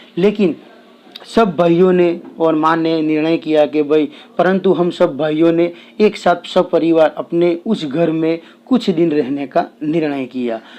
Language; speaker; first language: Hindi; non-native, local second language; Gujarati